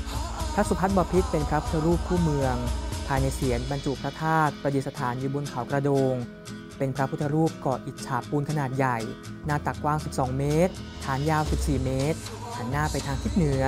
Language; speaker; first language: Thai; native; Thai